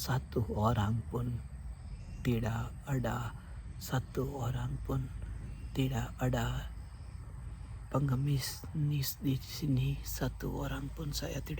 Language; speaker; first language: Indonesian; non-native, fluent; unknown